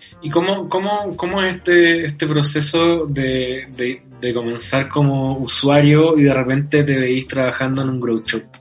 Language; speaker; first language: Spanish; native; Spanish